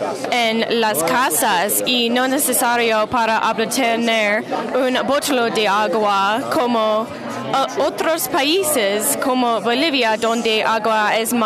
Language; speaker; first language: Spanish; non-native, learner; English